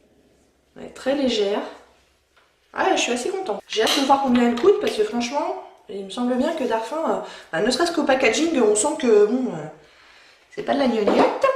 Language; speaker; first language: French; native; French